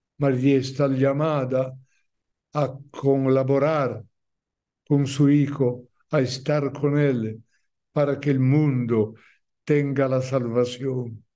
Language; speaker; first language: Spanish; non-native, fluent; Italian